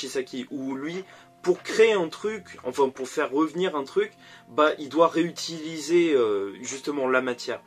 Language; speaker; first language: French; native; French